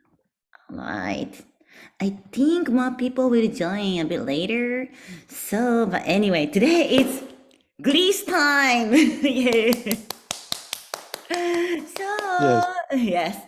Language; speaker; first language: English; non-native, fluent; Japanese